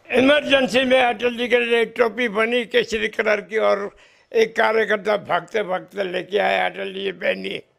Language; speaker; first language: Hindi; non-native, local second language; Sindhi